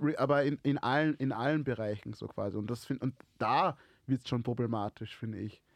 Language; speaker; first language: German; early bilingual, other home language; Swahili